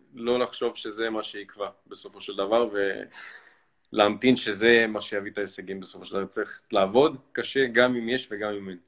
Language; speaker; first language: Hebrew; early bilingual, other home language; Russian